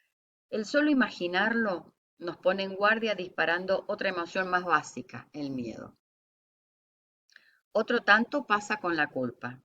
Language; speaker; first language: Spanish; native; Spanish